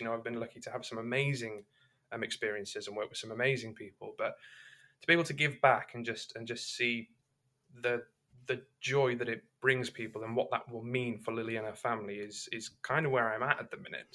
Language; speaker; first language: English; native; English